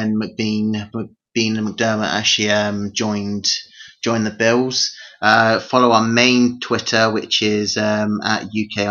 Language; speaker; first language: English; native; English